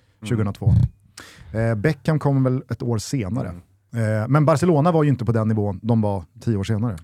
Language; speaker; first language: Swedish; native; Swedish